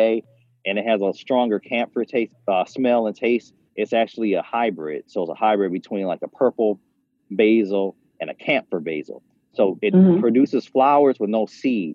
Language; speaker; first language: English; native; English